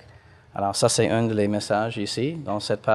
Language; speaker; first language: French; non-native, fluent; English